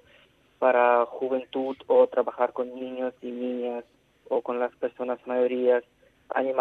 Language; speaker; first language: Spanish; non-native, fluent; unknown